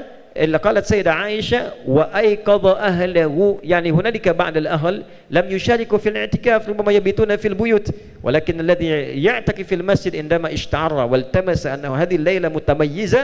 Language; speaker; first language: Arabic; non-native, fluent; Indonesian